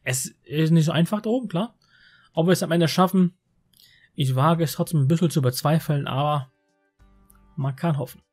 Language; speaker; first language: German; native; German